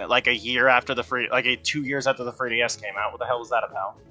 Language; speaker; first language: English; native; English